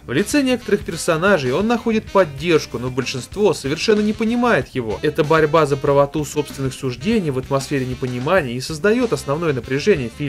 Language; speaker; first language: Russian; native; Russian